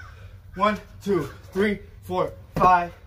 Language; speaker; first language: English; native; English